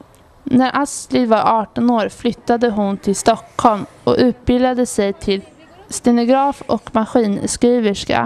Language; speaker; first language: Swedish; native; Swedish